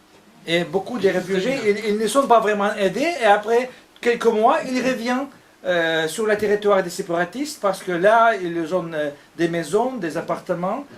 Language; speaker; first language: French; non-native, fluent; Russian